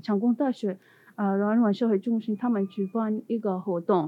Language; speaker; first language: Chinese; non-native, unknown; Tibetan